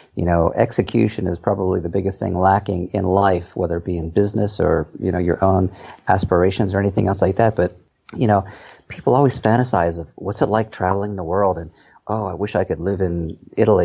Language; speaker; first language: English; native; English